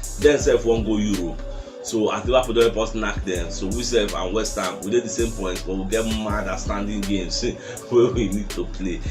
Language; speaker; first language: Nigerian Pidgin; non-native, local second language; Igbo